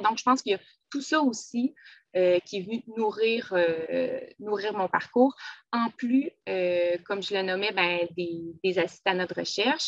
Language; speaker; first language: French; native; French